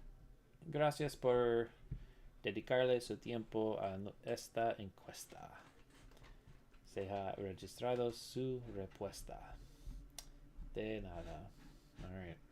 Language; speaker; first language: Spanish; non-native, learner; English